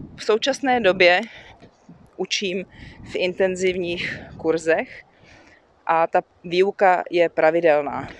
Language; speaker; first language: Czech; native; Czech